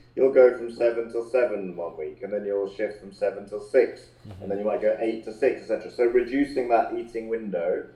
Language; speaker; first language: English; native; English